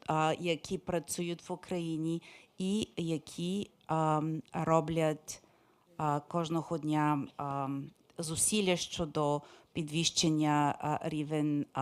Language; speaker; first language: Ukrainian; non-native, fluent; English